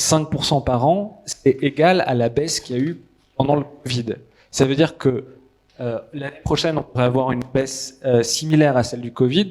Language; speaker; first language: French; native; French